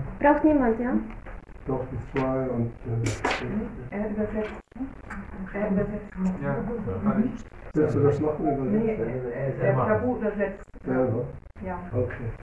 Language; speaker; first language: German; non-native, fluent; Russian